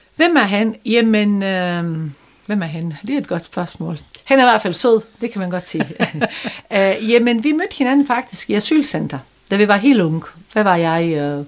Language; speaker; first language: Danish; non-native, fluent; Bosnian